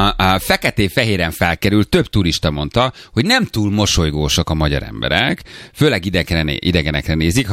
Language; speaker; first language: Hungarian; native; Hungarian